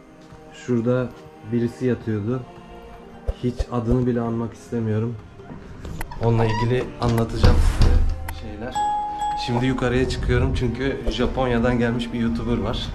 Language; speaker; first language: Turkish; native; Turkish